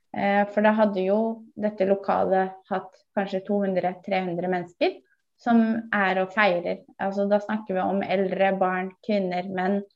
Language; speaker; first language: Norwegian; early bilingual, other home language; Somali